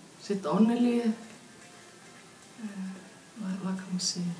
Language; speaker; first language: Danish; non-native, fluent; Icelandic